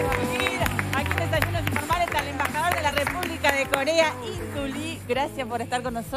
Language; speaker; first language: Spanish; native; Spanish